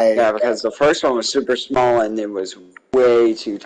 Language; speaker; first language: English; native; English